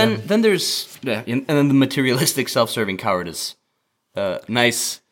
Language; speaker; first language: English; native; English